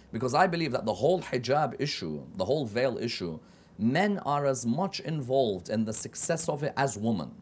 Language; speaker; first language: English; native; English